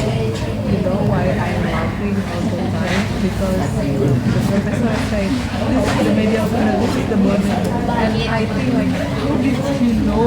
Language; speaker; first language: English; non-native, learner; Malay